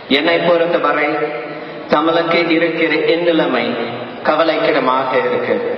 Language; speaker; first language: Tamil; non-native, fluent; English